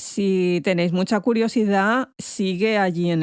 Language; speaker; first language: Spanish; native; Spanish